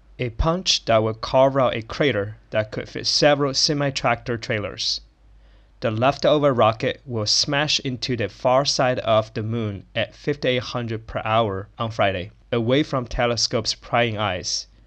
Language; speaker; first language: English; non-native, fluent; Chinese